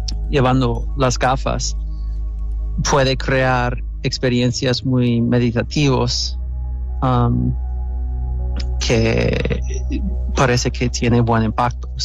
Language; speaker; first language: Spanish; non-native, fluent; English